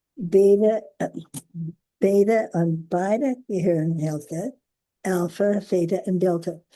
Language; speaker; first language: German; non-native, learner; English